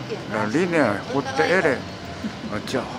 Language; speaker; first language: Spanish; non-native, learner; Japanese